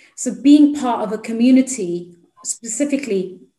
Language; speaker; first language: English; native; English